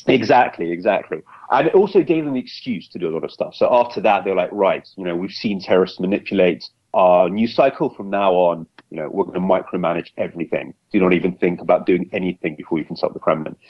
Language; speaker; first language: English; native; English